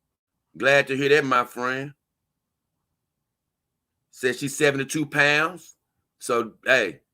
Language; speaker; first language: English; native; English